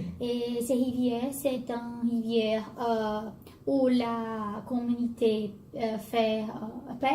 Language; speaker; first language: French; non-native, learner; Portuguese